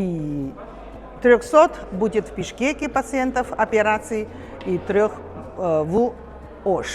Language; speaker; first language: Russian; non-native, fluent; Chinese